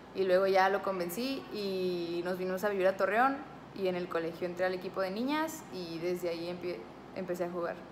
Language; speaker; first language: Spanish; native; Spanish